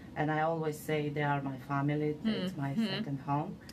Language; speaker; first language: English; non-native, fluent; Uzbek